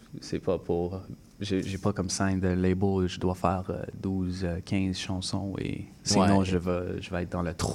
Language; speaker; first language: French; non-native, local second language; English